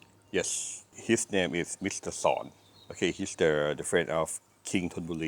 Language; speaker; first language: English; non-native, learner; Thai